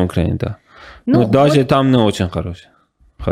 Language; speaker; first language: Russian; non-native, learner; Persian